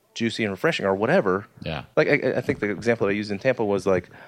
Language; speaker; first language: English; native; English